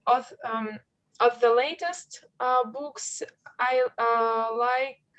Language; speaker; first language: English; non-native, learner; Russian